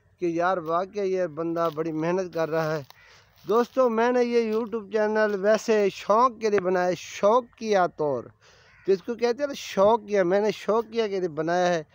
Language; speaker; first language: Urdu; non-native, local second language; Saraiki